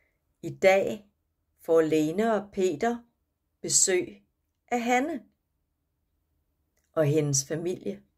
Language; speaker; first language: Danish; non-native, fluent; Japanese